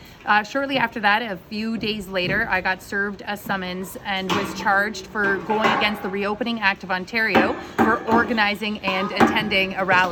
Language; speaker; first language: English; native; English